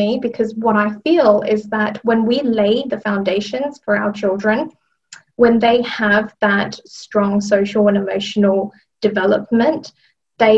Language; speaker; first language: English; native; English